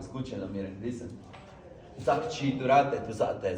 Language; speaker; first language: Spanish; non-native, local second language; Zapotec